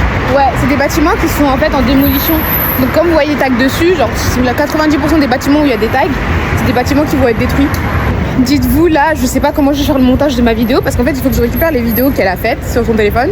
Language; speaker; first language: French; native; French